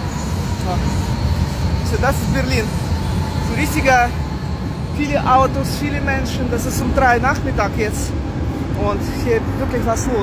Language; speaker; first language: German; non-native, fluent; Russian